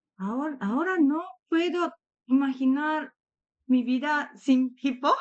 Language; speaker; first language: Spanish; non-native, learner; Japanese